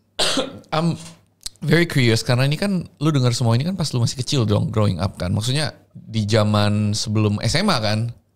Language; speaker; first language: Indonesian; native; Indonesian